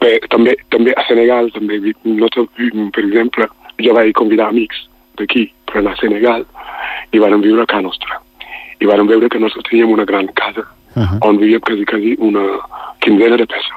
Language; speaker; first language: Catalan; non-native, fluent; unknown